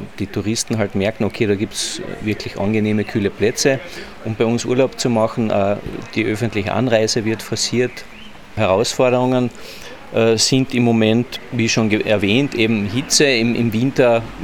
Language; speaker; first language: German; native; German